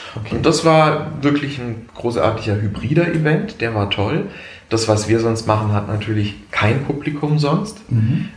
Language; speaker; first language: German; native; German